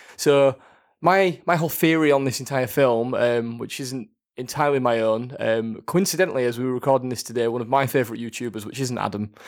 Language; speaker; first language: English; native; English